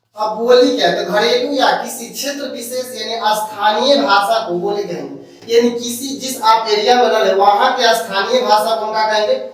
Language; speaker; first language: Hindi; native; Hindi